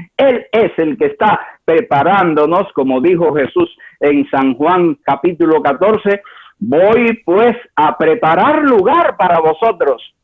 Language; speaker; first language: Spanish; native; Spanish